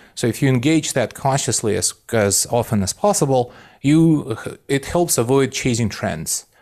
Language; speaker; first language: English; non-native, fluent; Russian